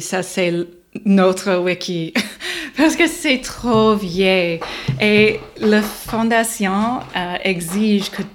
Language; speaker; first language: French; non-native, learner; English